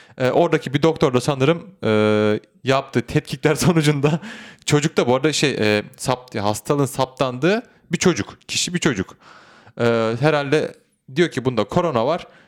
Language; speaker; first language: Turkish; native; Turkish